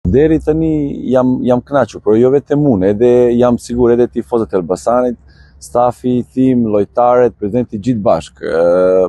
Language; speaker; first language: Albanian; non-native, learner; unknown